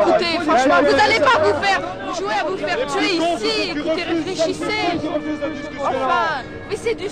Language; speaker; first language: French; native; French